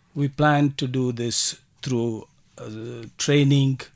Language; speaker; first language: English; non-native, local second language; Tamil